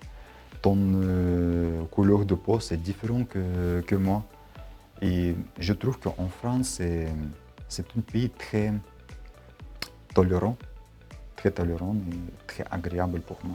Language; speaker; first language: French; non-native, learner; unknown